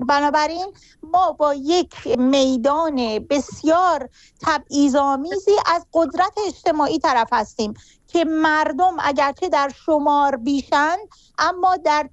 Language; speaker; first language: Persian; native; Persian